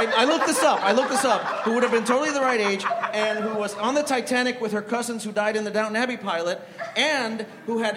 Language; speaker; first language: English; non-native, fluent; Spanish